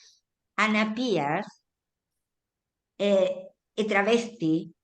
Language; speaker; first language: English; non-native, learner; Spanish